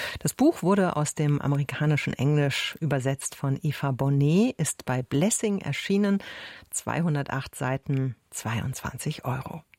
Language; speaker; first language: German; native; German